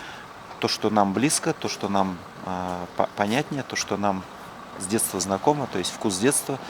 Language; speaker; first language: Russian; native; Russian